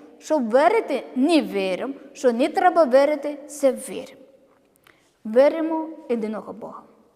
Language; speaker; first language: Ukrainian; non-native, learner; Malayalam